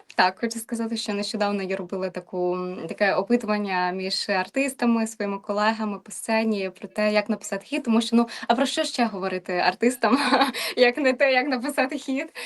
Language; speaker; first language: Ukrainian; native; Ukrainian